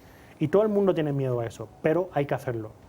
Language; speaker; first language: Spanish; native; Spanish